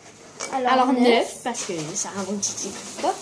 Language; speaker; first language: French; native; French